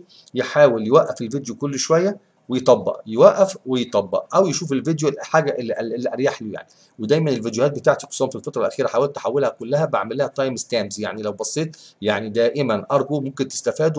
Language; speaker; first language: Arabic; native; Arabic